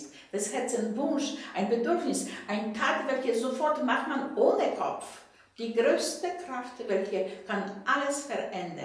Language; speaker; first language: German; non-native, fluent; Polish